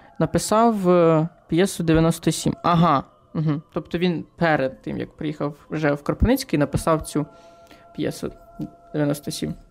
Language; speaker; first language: Ukrainian; native; Ukrainian